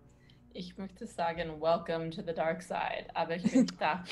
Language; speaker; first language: German; non-native, learner; English